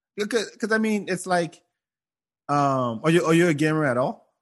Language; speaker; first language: English; non-native, fluent; Wolof